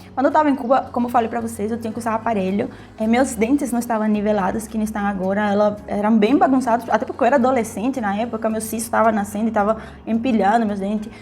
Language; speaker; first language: Portuguese; non-native, fluent; Spanish